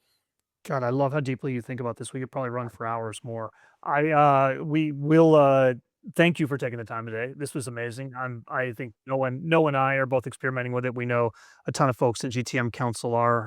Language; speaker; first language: English; native; English